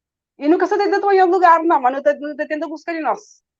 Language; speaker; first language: Portuguese; non-native, local second language; Kabuverdianu